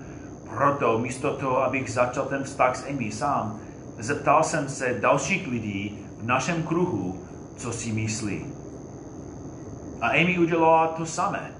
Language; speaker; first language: Czech; non-native, fluent; English